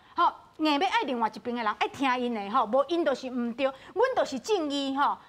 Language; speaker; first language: Min Nan Chinese; native; Min Nan Chinese